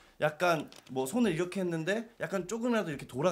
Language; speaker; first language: Korean; native; Korean